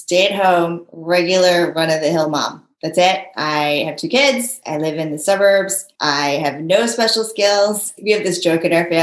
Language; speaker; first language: English; early bilingual, other home language; Japanese